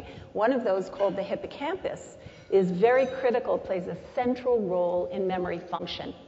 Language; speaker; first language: English; native; English